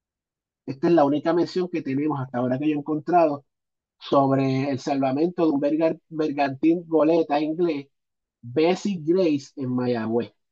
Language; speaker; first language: Spanish; native; Spanish